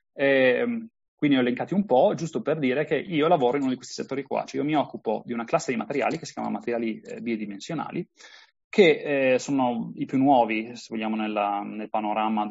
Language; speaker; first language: Italian; native; Italian